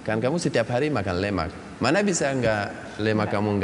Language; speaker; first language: Indonesian; non-native, learner; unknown